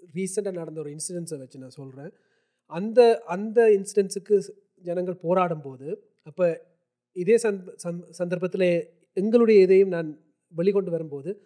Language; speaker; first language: Tamil; early bilingual, heritage; Tamil